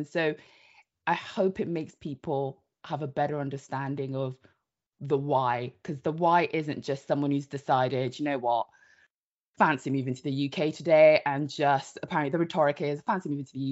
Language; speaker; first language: English; native; English